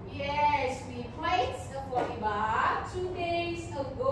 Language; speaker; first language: English; non-native, learner; Indonesian